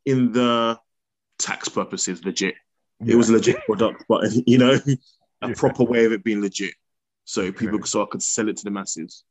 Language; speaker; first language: English; native; English